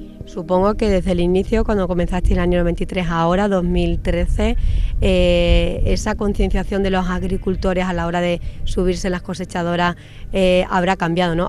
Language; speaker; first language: Spanish; native; Spanish